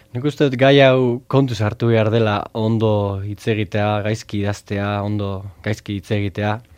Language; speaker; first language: Basque; native; Basque